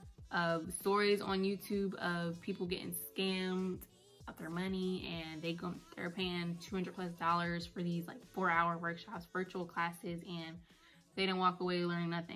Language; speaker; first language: English; native; English